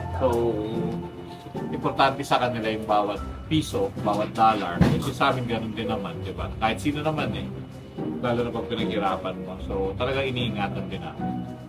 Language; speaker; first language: Filipino; non-native, local second language; Hiligaynon